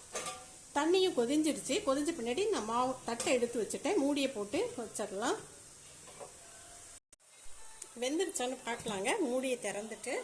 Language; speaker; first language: Tamil; native; Tamil